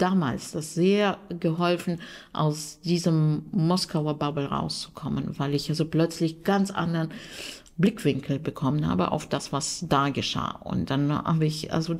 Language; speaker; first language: German; non-native, fluent; Russian